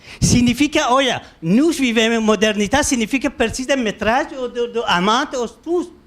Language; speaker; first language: Portuguese; non-native, learner; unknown